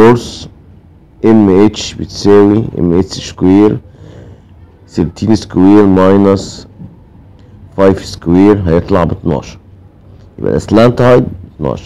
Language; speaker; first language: Arabic; native; Arabic